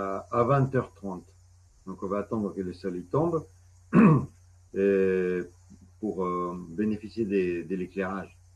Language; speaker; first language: French; non-native, fluent; Spanish